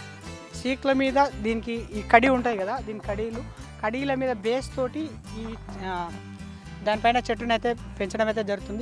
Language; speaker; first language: Telugu; native; Telugu